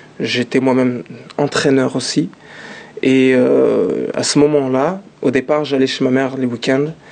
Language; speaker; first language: French; early bilingual, other home language; Arabic